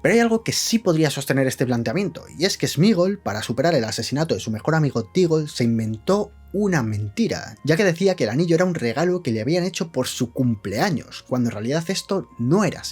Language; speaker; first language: Spanish; native; Spanish